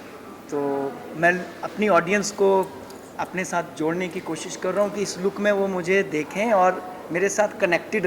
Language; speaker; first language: Hindi; native; Hindi